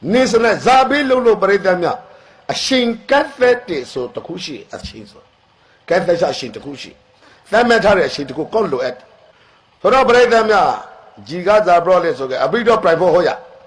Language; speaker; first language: Burmese; native; Burmese